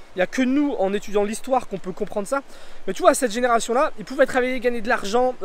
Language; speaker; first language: French; native; French